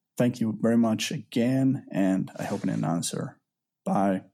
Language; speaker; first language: English; non-native, fluent; Italian